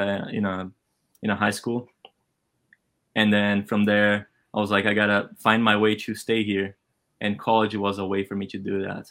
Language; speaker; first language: English; non-native, fluent; Portuguese